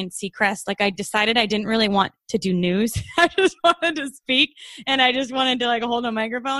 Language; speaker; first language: English; native; English